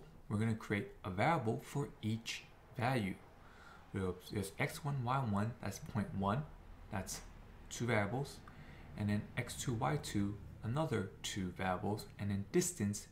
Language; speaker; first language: English; native; English